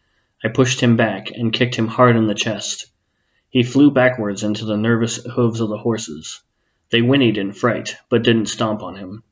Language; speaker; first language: English; native; English